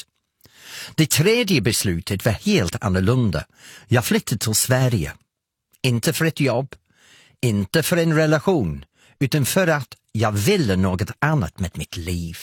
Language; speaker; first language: Swedish; non-native, fluent; English